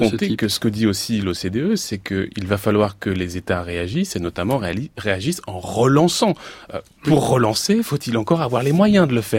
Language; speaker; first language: French; native; French